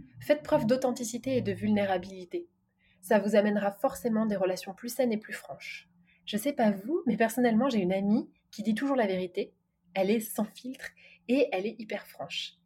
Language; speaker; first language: French; native; French